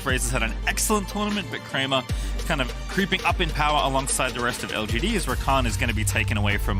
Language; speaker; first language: English; native; English